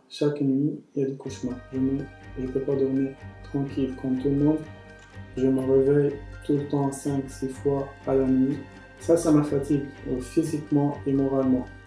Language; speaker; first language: French; non-native, local second language; Arabic